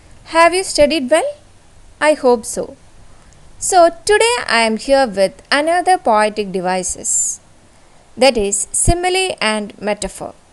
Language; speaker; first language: English; non-native, local second language; Malayalam